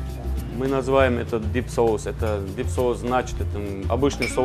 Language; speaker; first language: Russian; non-native, learner; Turkish